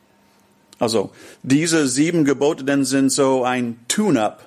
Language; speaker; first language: German; non-native, fluent; English